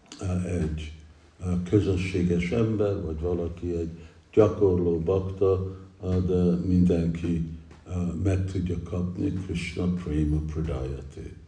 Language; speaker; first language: Hungarian; early bilingual, heritage; English